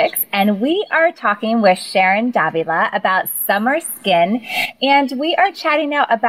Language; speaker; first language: English; native; English